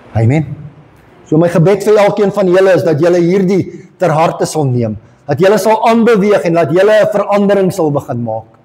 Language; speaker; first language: Afrikaans; non-native, local second language; English